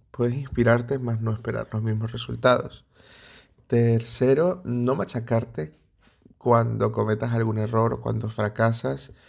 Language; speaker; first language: Spanish; native; Spanish